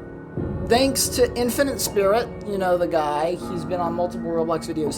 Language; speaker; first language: English; native; English